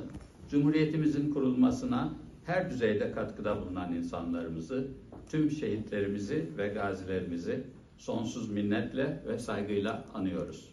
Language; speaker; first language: Turkish; native; Turkish